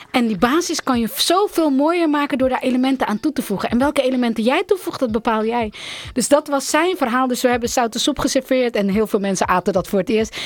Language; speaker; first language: Dutch; early bilingual, other home language; Central Kurdish